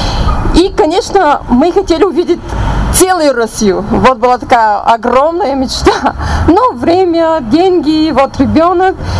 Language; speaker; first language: Russian; non-native, learner; Bulgarian